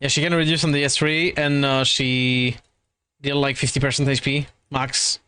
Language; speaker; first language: English; non-native, fluent; French